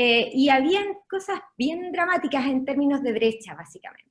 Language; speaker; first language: Spanish; native; Spanish